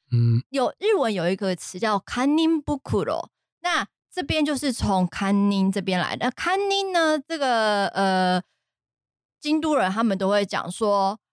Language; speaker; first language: Chinese; non-native, fluent; Japanese